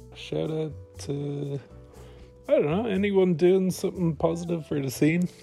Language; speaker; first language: English; native; English